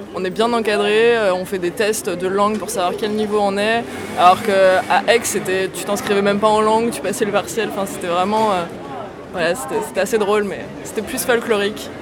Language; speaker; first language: French; native; French